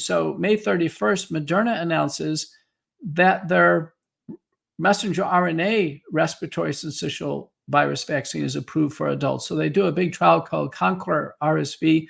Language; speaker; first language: English; native; English